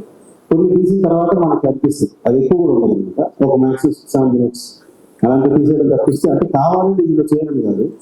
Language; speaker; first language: Telugu; native; Telugu